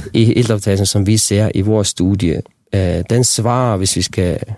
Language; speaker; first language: Danish; non-native, local second language; Faroese